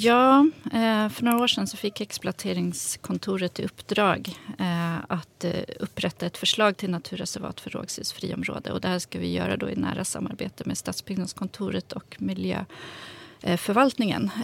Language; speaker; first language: Swedish; native; Swedish